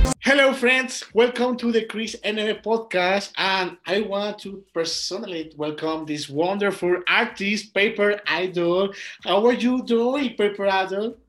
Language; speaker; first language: English; non-native, learner; Spanish